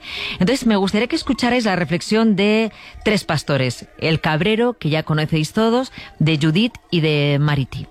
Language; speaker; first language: Spanish; native; Spanish